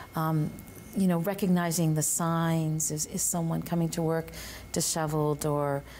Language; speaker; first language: English; native; English